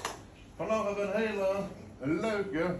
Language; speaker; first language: Dutch; non-native, fluent; Norwegian